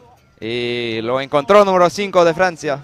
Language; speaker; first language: Spanish; non-native, fluent; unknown